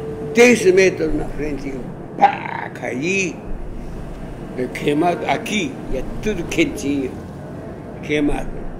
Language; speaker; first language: Portuguese; non-native, learner; Japanese